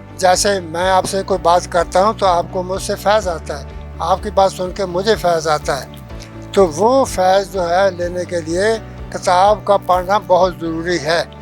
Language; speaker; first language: Urdu; non-native, local second language; Punjabi